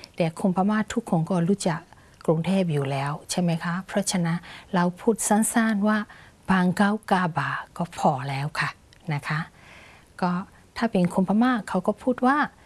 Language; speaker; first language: Thai; native; Thai